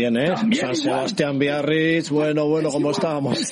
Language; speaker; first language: Spanish; native; Spanish